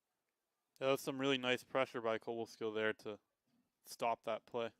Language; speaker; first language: English; native; English